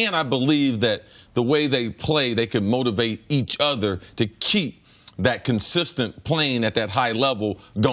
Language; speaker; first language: English; native; English